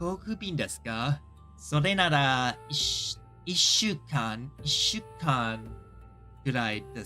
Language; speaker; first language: Japanese; non-native, learner; English